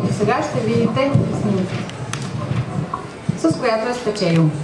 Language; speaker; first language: Bulgarian; native; Bulgarian